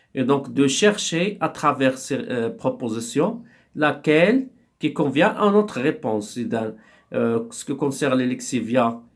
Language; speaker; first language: French; non-native, local second language; Arabic